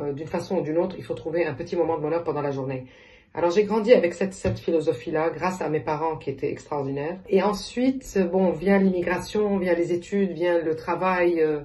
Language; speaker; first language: French; non-native, local second language; Arabic